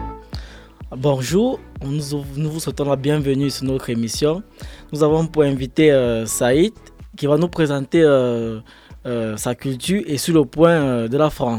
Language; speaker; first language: French; non-native, fluent; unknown